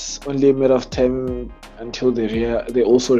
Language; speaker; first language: English; non-native, local second language; North Ndebele